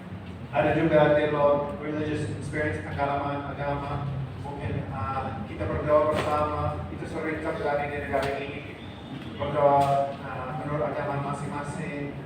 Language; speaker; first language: Indonesian; non-native, fluent; English